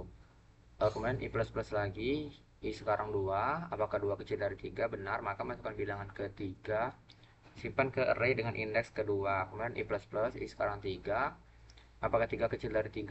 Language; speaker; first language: Indonesian; native; Indonesian